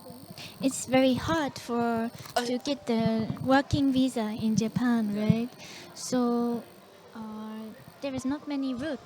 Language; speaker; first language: English; non-native, fluent; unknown